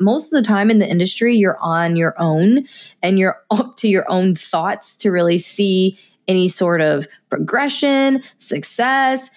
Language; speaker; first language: English; native; English